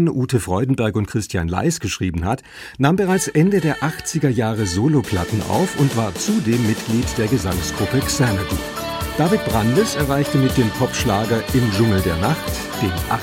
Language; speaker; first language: German; native; German